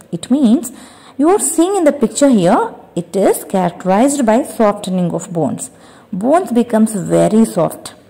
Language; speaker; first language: English; non-native, local second language; Telugu